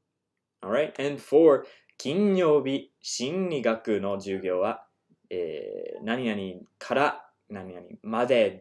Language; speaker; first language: Japanese; non-native, fluent; English